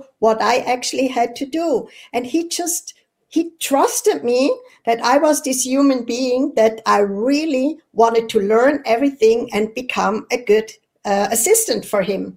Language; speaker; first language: English; non-native, fluent; Swiss German